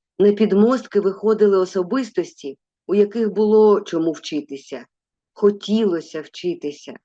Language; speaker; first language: Ukrainian; non-native, local second language; Russian